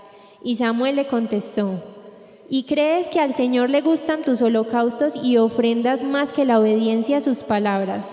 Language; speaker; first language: Spanish; native; Spanish